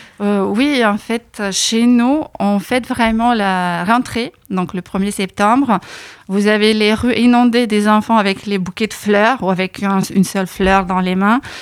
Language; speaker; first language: French; non-native, fluent; Lithuanian